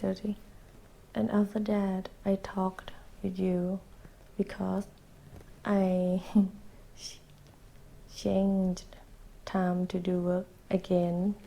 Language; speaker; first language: English; non-native, learner; Thai